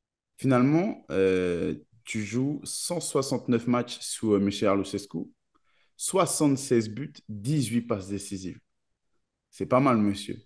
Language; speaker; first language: French; native; French